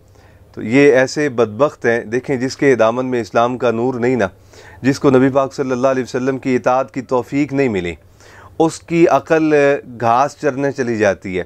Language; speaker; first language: Urdu; native; Urdu